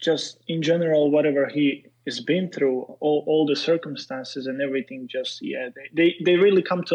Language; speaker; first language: English; non-native, fluent; Serbian